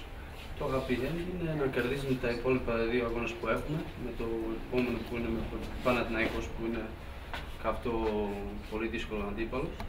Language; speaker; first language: Greek; non-native, learner; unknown